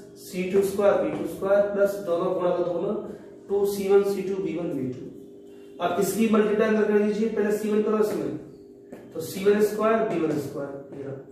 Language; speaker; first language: Hindi; native; Hindi